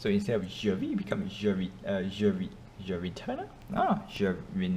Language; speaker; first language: French; non-native, learner; English